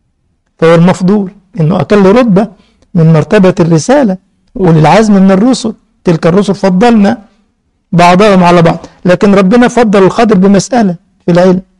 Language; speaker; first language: Arabic; native; Arabic